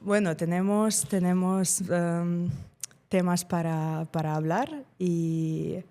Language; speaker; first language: Spanish; non-native, fluent; Ukrainian